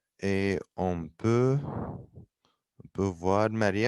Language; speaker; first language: French; non-native, fluent; Arabic